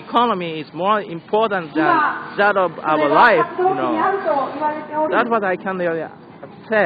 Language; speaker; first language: English; non-native, learner; Japanese